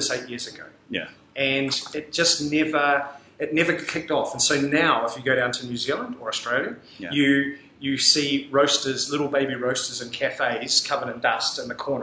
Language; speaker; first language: English; native; English